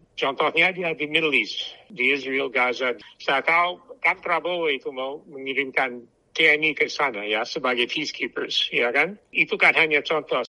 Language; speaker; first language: Indonesian; non-native, fluent; English